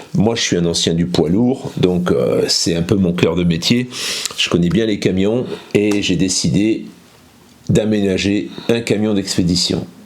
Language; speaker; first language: French; native; French